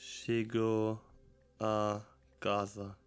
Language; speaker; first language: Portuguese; non-native, learner; German